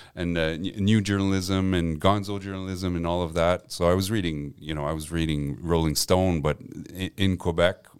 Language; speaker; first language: English; non-native, fluent; French